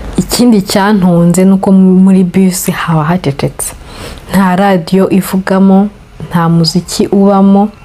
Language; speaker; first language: Kinyarwanda; native; Kinyarwanda